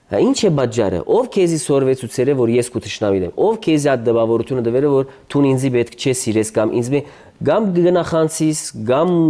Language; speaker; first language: Armenian; early bilingual, heritage; Armenian